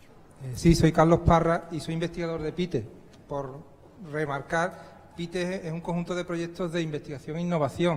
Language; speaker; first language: Spanish; native; Spanish